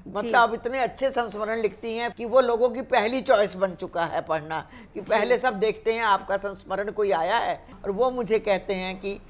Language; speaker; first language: Hindi; native; Hindi